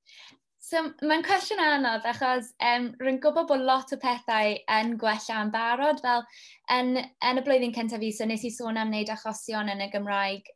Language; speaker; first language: Welsh; non-native, local second language; English